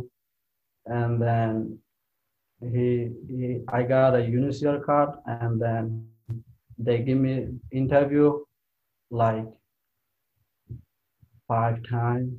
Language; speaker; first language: English; non-native, learner; Rohingya